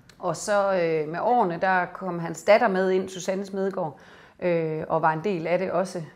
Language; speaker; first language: Danish; native; Danish